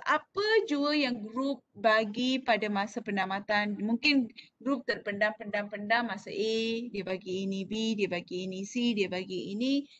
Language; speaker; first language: Malay; non-native, local second language; Tamil